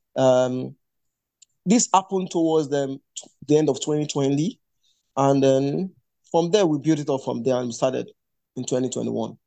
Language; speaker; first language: English; non-native, local second language; Yoruba